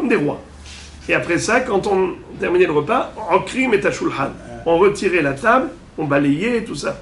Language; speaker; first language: French; native; French